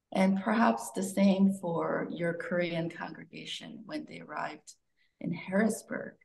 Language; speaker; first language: English; early bilingual, other home language; Korean